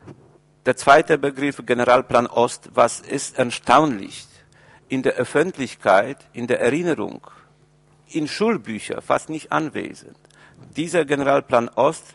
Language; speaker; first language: German; non-native, fluent; Polish